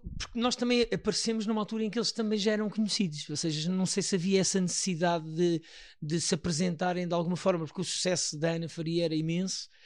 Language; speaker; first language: Portuguese; native; Portuguese